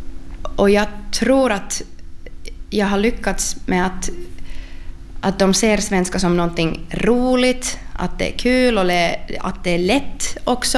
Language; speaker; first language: Swedish; non-native, local second language; Finnish